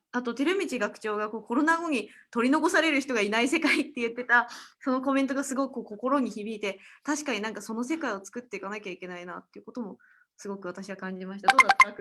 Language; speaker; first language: Japanese; native; Japanese